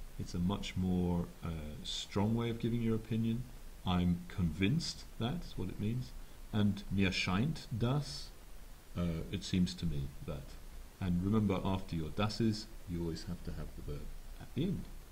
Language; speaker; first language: English; native; English